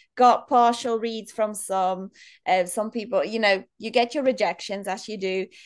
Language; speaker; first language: English; non-native, local second language; Afrikaans